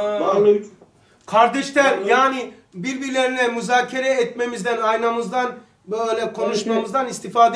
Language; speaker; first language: Turkish; native; Turkish